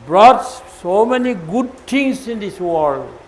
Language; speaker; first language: English; non-native, local second language; Assamese